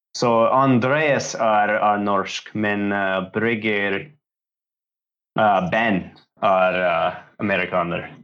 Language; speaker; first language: Norwegian; non-native, learner; English